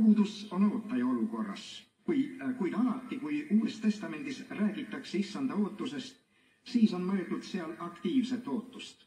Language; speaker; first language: Estonian; native; Estonian